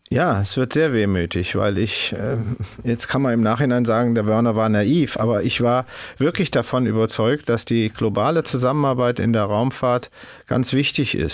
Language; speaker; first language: German; native; German